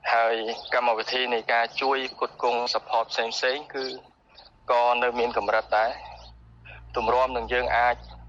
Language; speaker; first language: Khmer; native; Khmer